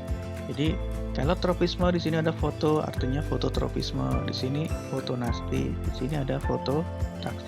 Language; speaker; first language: Indonesian; native; Indonesian